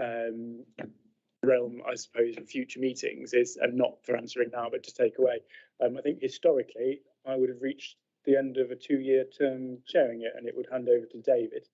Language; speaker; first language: English; native; English